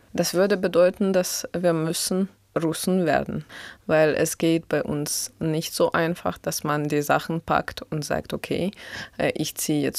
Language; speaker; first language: German; non-native, fluent; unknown